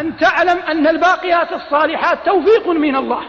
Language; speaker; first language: Arabic; native; Arabic